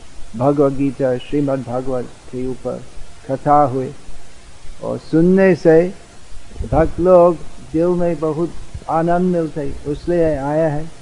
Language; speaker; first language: Hindi; non-native, learner; English